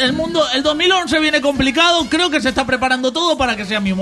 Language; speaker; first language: Spanish; native; Spanish